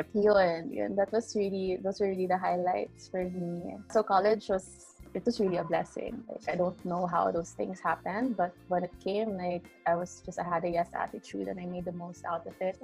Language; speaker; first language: English; non-native, local second language; Cebuano